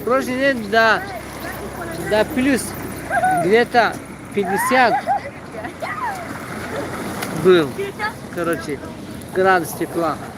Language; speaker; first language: Russian; non-native, local second language; Tajik